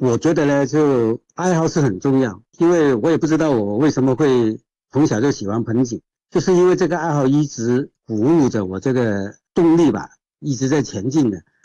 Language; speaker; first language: Chinese; non-native, local second language; Cantonese